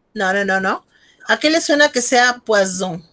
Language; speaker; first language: Spanish; native; Spanish